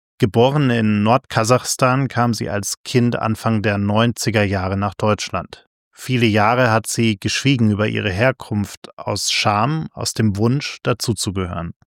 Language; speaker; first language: German; native; German